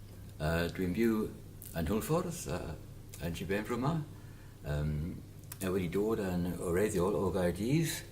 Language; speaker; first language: Welsh; non-native, learner; English